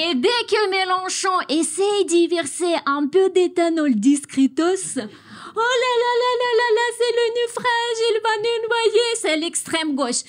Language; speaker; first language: French; non-native, fluent; Russian